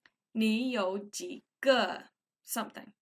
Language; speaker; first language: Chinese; non-native, fluent; English